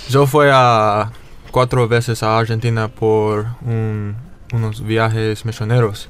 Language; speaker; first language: Spanish; non-native, learner; English